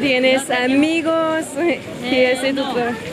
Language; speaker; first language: Spanish; non-native, learner; French